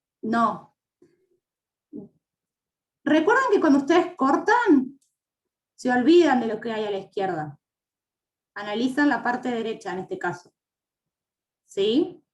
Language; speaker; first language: Spanish; native; Spanish